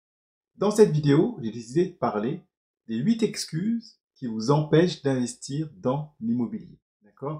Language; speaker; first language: French; native; French